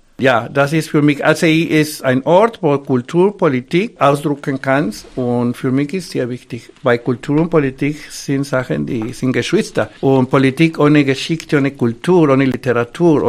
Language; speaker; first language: German; non-native, fluent; Spanish